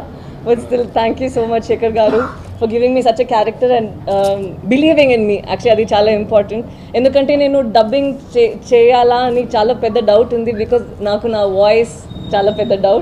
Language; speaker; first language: Telugu; non-native, learner; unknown